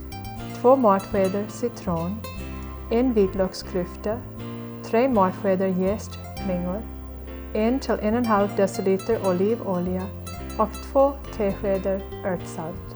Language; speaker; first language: Swedish; non-native, fluent; English